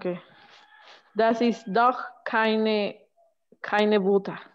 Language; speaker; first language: German; non-native, learner; Spanish